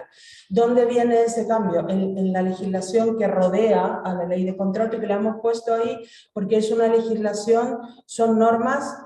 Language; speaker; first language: Spanish; native; Spanish